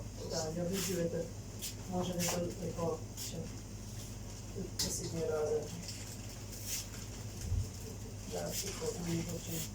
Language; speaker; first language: Russian; non-native, learner; English